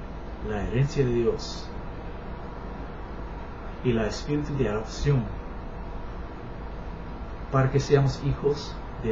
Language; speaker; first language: Spanish; non-native, learner; English